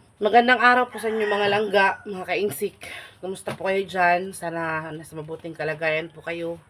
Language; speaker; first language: Filipino; non-native, local second language; Cebuano